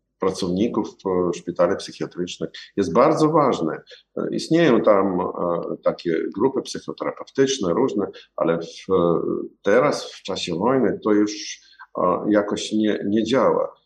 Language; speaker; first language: Polish; non-native, learner; Ukrainian